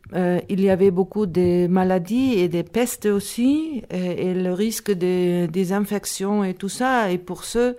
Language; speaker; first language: French; non-native, learner; Spanish